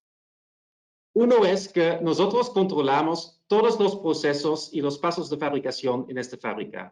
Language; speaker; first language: Spanish; non-native, fluent; Dutch